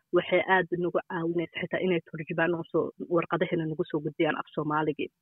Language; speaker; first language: Somali; early bilingual, heritage; Somali